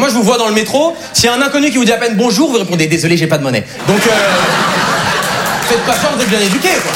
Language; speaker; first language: French; native; French